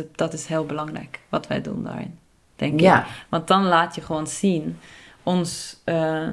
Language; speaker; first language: Dutch; non-native, fluent; Norwegian